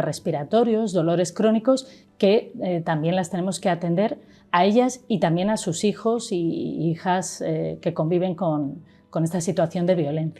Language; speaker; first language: Spanish; native; Spanish